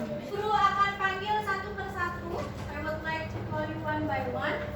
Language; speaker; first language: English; non-native, fluent; Indonesian